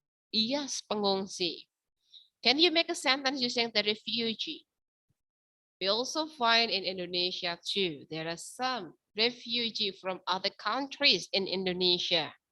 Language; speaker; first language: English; non-native, fluent; Indonesian